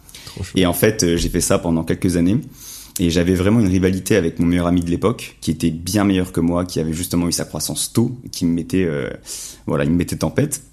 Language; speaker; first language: French; native; French